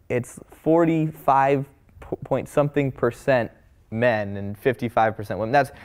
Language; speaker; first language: English; native; English